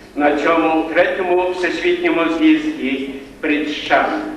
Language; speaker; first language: Ukrainian; native; Ukrainian